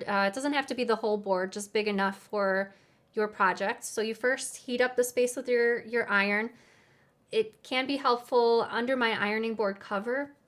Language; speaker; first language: English; native; English